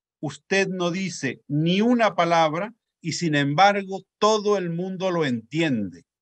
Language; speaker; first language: Spanish; native; Spanish